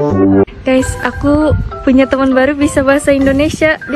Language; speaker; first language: Indonesian; non-native, learner; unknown